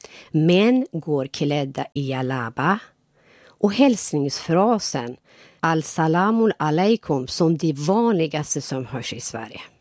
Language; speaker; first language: Swedish; non-native, fluent; Persian